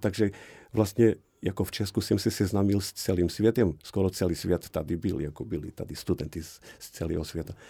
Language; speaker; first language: Czech; non-native, fluent; Portuguese